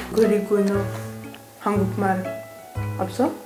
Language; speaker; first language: Korean; native; Korean